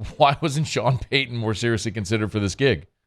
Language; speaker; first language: English; native; English